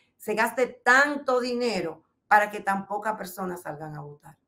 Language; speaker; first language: Spanish; native; Spanish